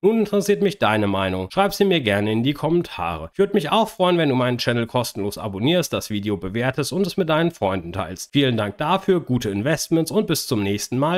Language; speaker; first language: German; native; German